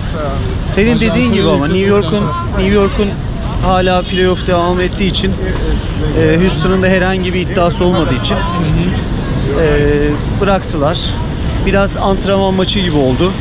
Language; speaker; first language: Turkish; native; Turkish